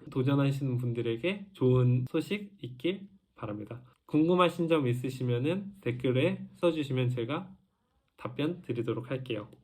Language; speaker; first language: Korean; native; Korean